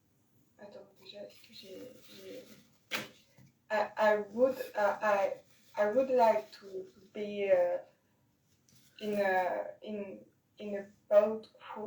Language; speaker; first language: English; non-native, learner; French